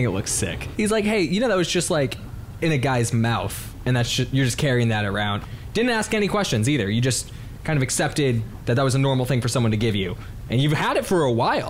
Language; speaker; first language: English; native; English